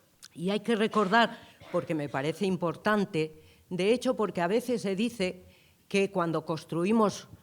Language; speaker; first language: Spanish; native; Spanish